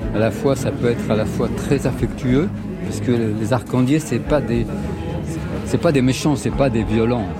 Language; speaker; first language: French; native; French